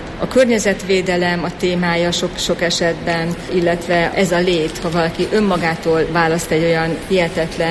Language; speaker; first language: Hungarian; native; Hungarian